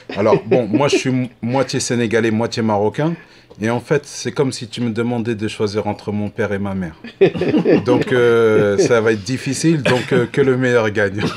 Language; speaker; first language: French; early bilingual, other home language; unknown